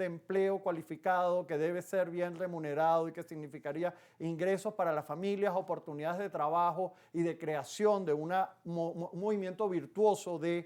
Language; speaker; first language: Spanish; native; Spanish